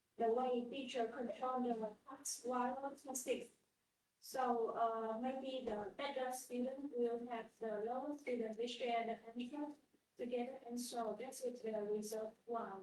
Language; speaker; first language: English; non-native, learner; Vietnamese